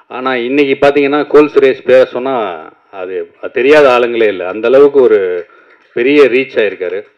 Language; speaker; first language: Tamil; native; Tamil